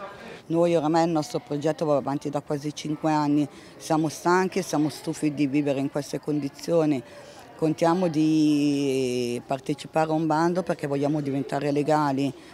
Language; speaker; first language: Italian; native; Italian